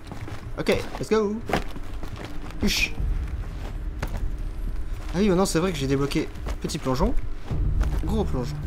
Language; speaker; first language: French; native; French